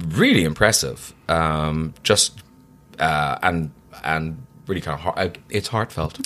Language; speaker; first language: English; native; English